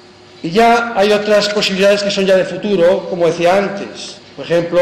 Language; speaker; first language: Spanish; native; Spanish